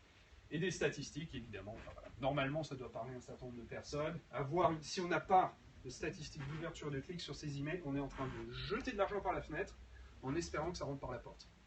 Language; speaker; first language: French; native; French